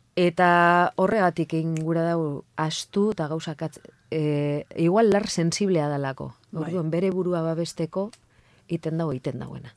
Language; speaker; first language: Basque; non-native, local second language; Spanish